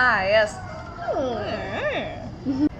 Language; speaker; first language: English; non-native, learner; Thai